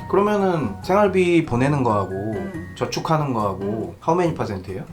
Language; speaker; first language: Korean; native; Korean